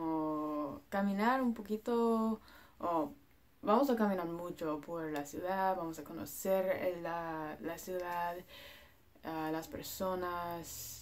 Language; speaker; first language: Spanish; non-native, learner; English